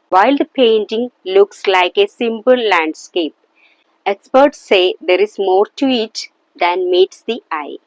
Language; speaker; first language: English; non-native, local second language; Malayalam